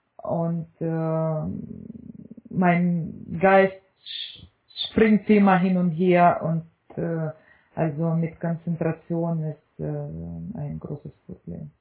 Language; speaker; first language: German; non-native, fluent; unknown